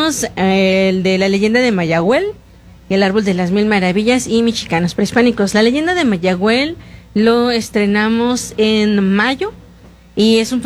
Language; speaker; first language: Spanish; native; Spanish